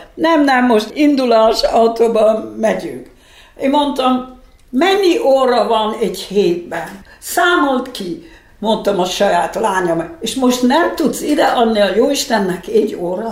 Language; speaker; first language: Hungarian; early bilingual, heritage; Hungarian